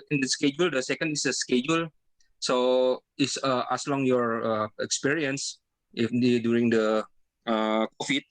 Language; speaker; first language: English; non-native, learner; Indonesian